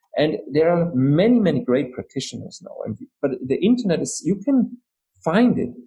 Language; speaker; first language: English; non-native, fluent; German